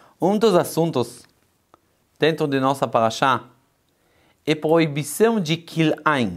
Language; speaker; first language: Portuguese; non-native, fluent; Hebrew